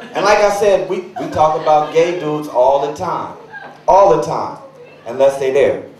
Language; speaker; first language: English; native; English